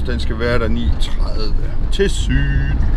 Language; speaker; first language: Danish; native; Danish